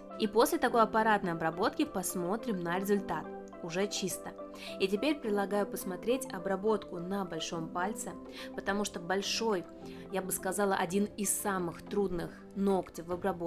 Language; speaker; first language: Russian; native; Russian